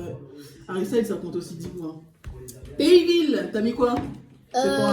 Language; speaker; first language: French; native; French